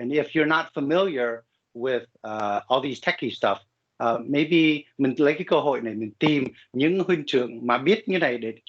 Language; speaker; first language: Vietnamese; early bilingual, heritage; Vietnamese